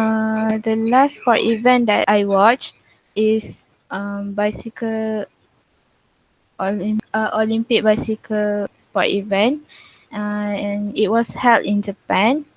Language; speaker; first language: English; non-native, local second language; Malay